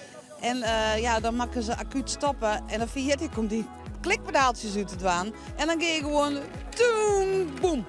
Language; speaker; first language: Dutch; non-native, local second language; Western Frisian